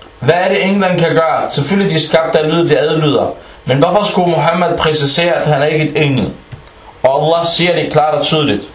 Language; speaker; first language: Danish; non-native, fluent; Arabic